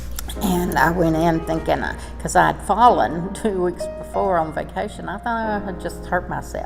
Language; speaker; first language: English; native; English